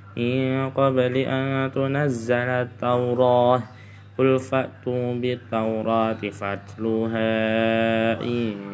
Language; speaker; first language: Arabic; non-native, learner; Indonesian